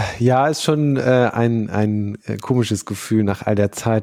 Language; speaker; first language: German; native; German